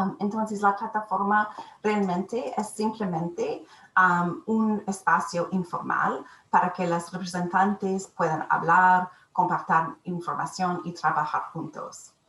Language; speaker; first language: Spanish; non-native, learner; English